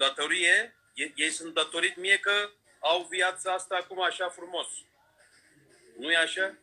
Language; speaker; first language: Romanian; non-native, fluent; Turkish